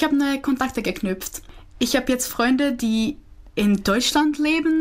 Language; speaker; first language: German; non-native, fluent; Czech